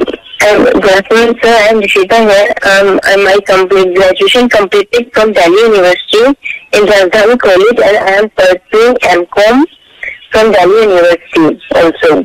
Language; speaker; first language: English; non-native, local second language; Hindi